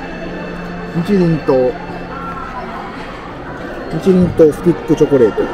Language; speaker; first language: Japanese; native; Japanese